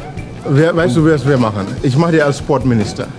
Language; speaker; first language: German; non-native, learner; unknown